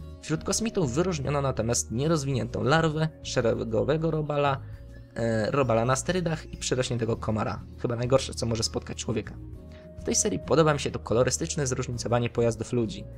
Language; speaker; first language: Polish; native; Polish